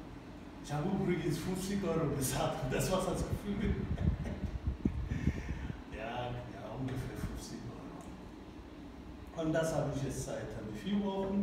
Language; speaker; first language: German; non-native, fluent; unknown